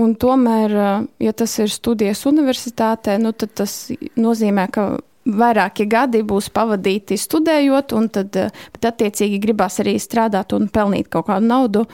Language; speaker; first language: Latvian; non-native, local second language; Russian